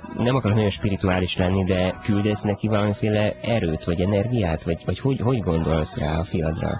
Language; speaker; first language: Hungarian; native; Hungarian